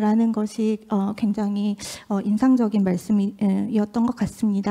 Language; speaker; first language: Korean; native; Korean